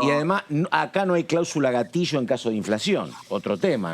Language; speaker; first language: Spanish; native; Spanish